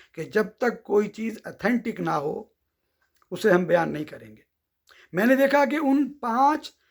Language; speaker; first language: Urdu; native; Urdu